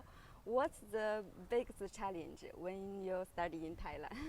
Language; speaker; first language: English; non-native, learner; Chinese